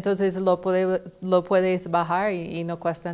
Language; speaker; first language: Spanish; non-native, fluent; English